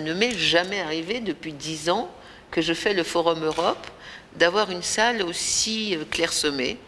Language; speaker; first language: French; native; French